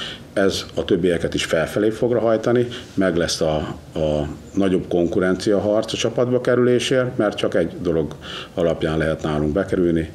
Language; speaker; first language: Hungarian; native; Hungarian